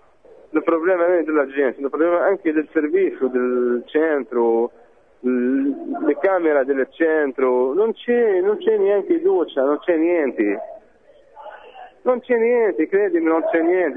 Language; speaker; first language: Italian; non-native, fluent; Arabic